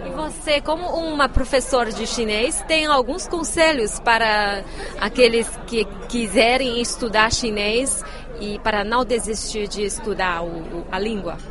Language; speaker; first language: Portuguese; non-native, fluent; Chinese